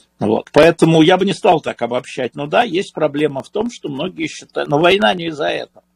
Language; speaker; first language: Russian; native; Russian